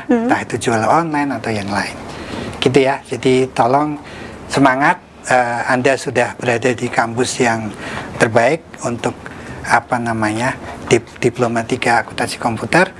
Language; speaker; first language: Indonesian; native; Indonesian